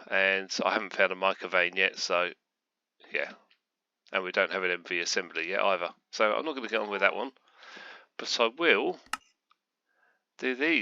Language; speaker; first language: English; native; English